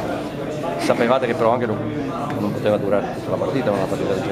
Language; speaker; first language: Italian; native; Italian